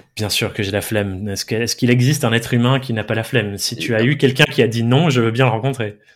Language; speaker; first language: French; native; French